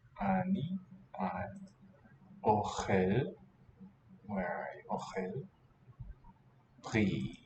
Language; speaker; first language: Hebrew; non-native, learner; English